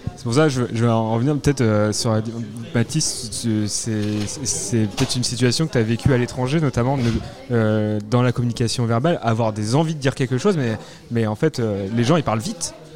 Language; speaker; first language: French; native; French